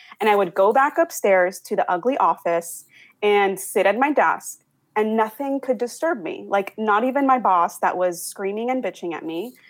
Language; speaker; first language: English; early bilingual, other home language; Spanish